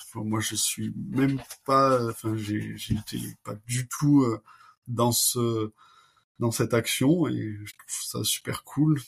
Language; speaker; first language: French; native; French